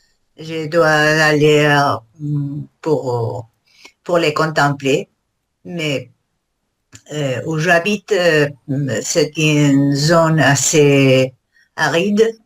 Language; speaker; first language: French; non-native, learner; Spanish